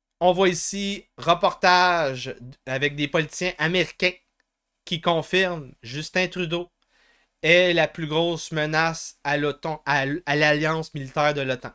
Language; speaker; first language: French; native; French